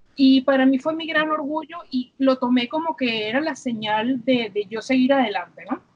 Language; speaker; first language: Spanish; native; Spanish